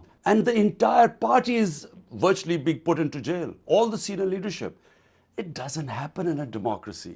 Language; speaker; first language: English; non-native, local second language; Urdu